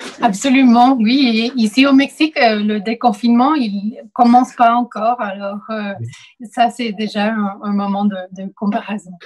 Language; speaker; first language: French; non-native, fluent; Spanish